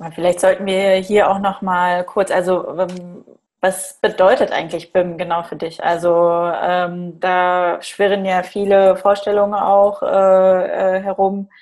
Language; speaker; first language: German; native; German